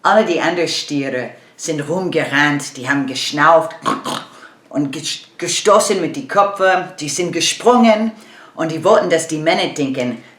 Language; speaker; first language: German; non-native, learner; English